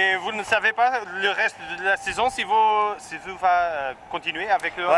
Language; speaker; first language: French; non-native, learner; Portuguese